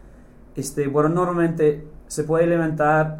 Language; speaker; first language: Spanish; non-native, fluent; English